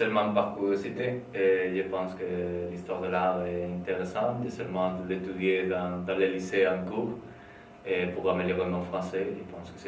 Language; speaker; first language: French; non-native, learner; Spanish